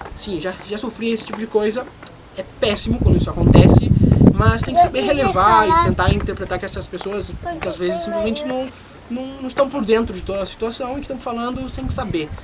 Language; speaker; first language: Portuguese; native; Portuguese